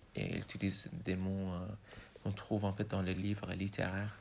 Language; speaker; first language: French; non-native, fluent; Persian